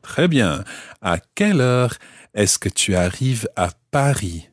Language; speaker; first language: French; non-native, fluent; English